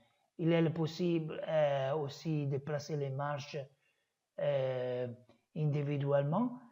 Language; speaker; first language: French; non-native, learner; Italian